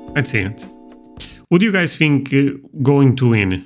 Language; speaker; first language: English; non-native, fluent; Portuguese